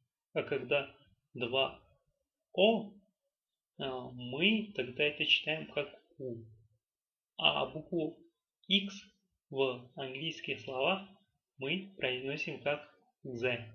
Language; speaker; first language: Russian; non-native, local second language; Tajik